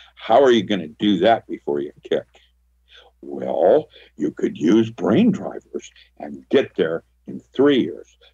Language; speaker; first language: English; early bilingual, other home language; Filipino